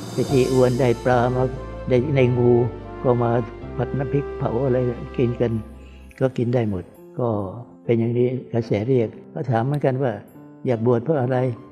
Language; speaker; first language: Thai; non-native, local second language; Vietnamese